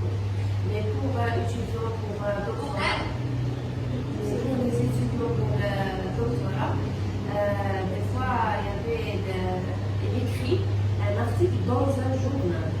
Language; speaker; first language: French; non-native, local second language; Arabic